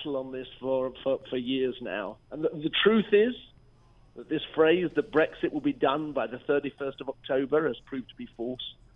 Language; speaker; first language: English; native; English